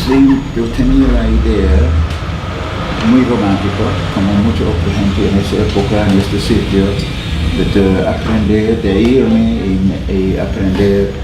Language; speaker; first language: Spanish; non-native, fluent; English